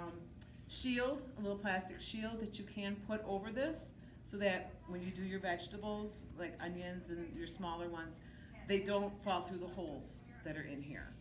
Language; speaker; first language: English; native; English